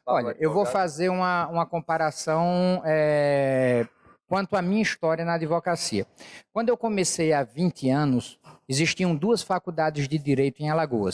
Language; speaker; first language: Portuguese; native; Portuguese